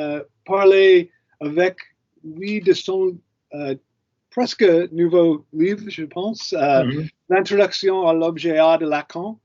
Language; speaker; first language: French; non-native, fluent; English